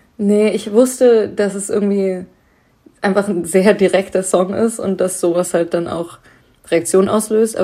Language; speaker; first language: German; native; German